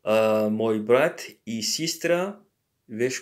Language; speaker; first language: Russian; non-native, learner; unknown